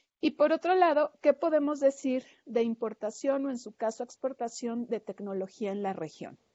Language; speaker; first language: Spanish; native; Spanish